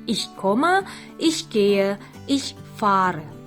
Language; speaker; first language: German; non-native, fluent; Indonesian